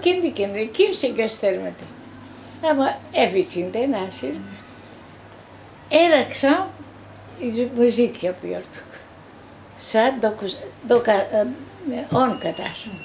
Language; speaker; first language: Turkish; non-native, local second language; Greek